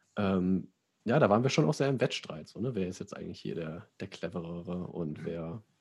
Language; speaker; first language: German; native; German